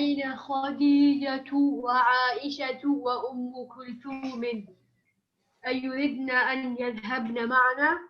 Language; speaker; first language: Arabic; non-native, learner; English